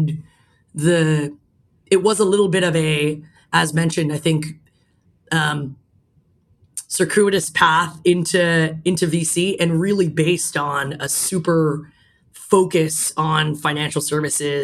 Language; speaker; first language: English; native; English